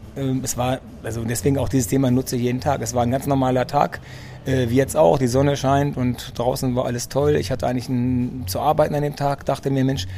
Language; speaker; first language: German; early bilingual, other home language; Greek